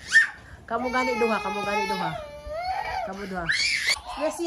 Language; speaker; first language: Filipino; non-native, local second language; Hiligaynon